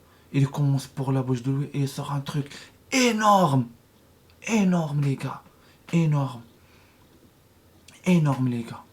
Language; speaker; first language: French; non-native, learner; Arabic